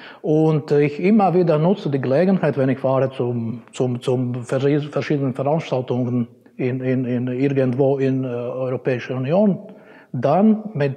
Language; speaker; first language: German; non-native, fluent; Latvian